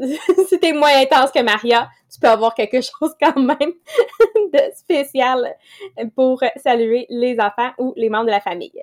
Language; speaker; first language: French; native; French